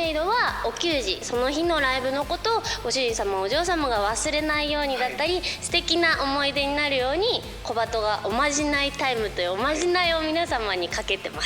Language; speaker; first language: Japanese; native; Japanese